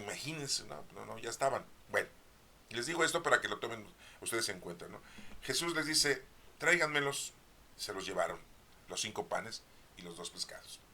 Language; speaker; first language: Spanish; native; Spanish